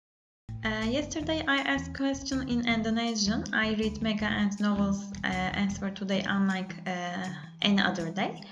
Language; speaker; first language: English; non-native, learner; Turkish